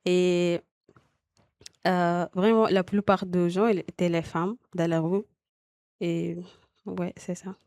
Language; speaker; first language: French; non-native, learner; Arabic